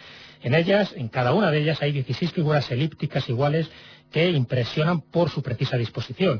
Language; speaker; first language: Spanish; native; Spanish